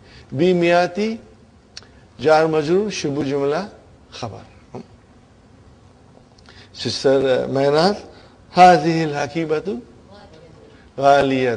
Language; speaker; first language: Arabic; non-native, fluent; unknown